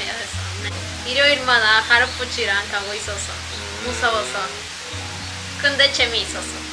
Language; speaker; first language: Korean; non-native, learner; Spanish